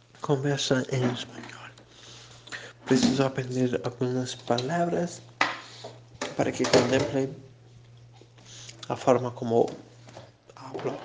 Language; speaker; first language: Spanish; non-native, learner; Portuguese